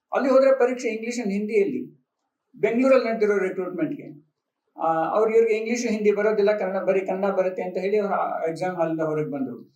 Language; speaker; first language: Kannada; non-native, local second language; Telugu